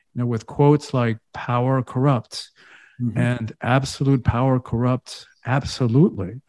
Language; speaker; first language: English; early bilingual, other home language; Spanish